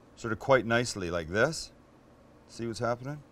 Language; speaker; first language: English; native; English